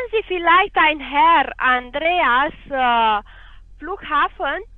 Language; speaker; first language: German; non-native, fluent; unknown